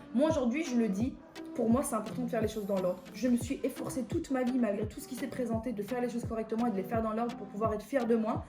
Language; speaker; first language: French; early bilingual, other home language; Persian